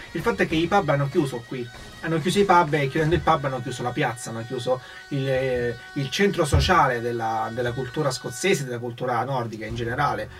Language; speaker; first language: Italian; native; Italian